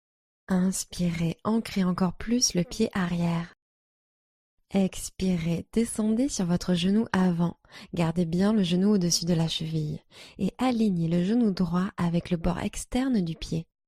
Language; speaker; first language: French; native; French